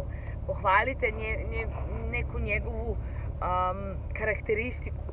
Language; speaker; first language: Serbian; early bilingual, heritage; Serbian